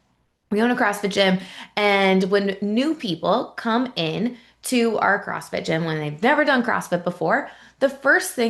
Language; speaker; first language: English; native; English